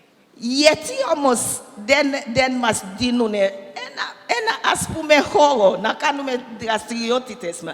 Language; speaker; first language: Greek; non-native, learner; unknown